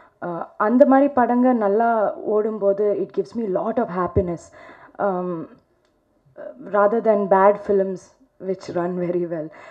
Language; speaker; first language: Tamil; non-native, fluent; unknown